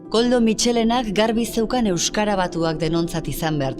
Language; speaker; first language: Basque; native; Basque